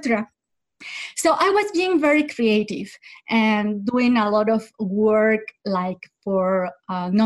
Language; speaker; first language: English; non-native, fluent; Spanish